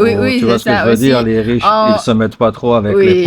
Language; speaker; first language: French; native; French